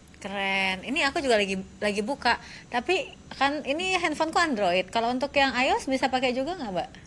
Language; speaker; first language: Indonesian; native; Indonesian